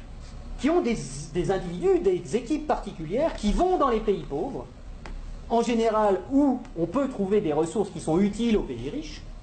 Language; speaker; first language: French; native; French